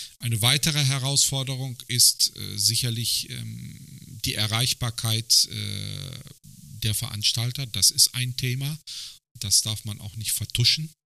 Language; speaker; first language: German; early bilingual, other home language; Turkish